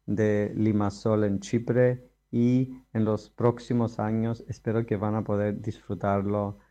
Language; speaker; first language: Spanish; non-native, fluent; Greek